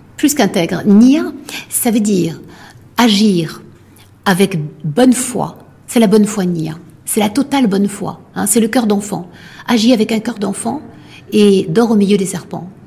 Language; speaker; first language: French; non-native, local second language; Arabic